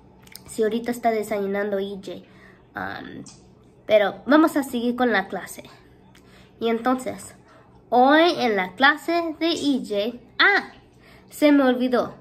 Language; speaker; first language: Spanish; early bilingual, heritage; Spanish